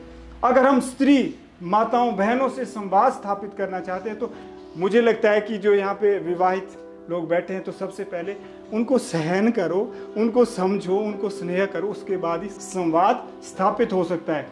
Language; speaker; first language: Hindi; native; Hindi